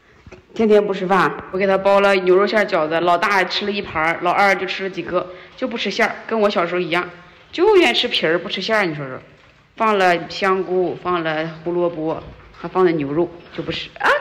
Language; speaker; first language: Chinese; native; Chinese